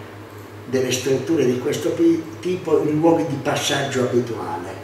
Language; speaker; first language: Italian; native; Italian